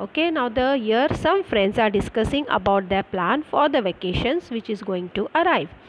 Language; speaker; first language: English; non-native, local second language; Marathi